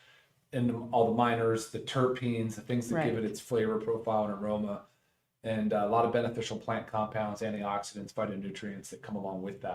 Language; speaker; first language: English; native; English